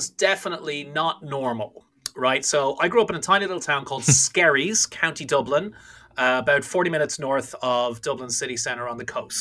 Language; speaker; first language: English; native; English